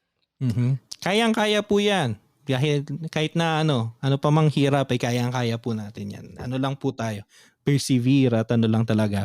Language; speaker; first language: Filipino; native; Filipino